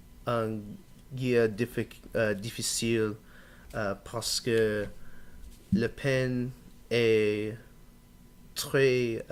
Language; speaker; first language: French; non-native, learner; English